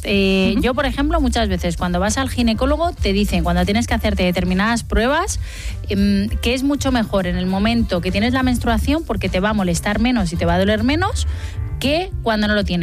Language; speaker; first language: Spanish; native; Spanish